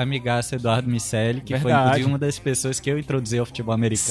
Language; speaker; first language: Portuguese; native; Portuguese